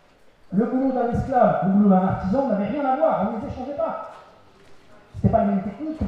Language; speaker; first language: French; native; French